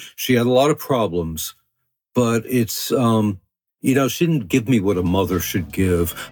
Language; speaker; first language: English; early bilingual, other home language; French